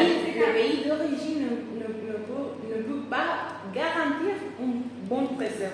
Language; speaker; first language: French; non-native, fluent; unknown